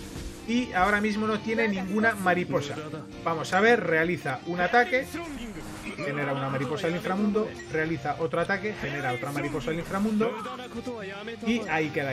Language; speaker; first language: Spanish; native; Spanish